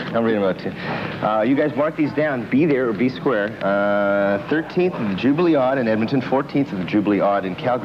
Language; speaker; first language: English; native; English